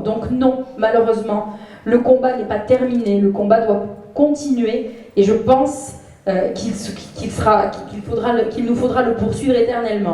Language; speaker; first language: French; native; French